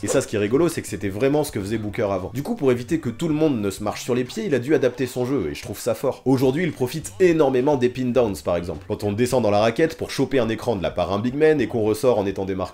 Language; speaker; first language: French; native; French